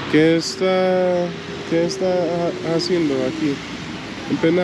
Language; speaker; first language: Spanish; non-native, learner; English